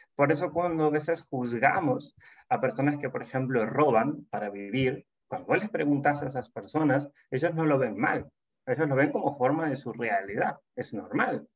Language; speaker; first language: Spanish; native; Spanish